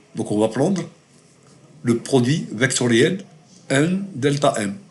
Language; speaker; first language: French; non-native, local second language; Arabic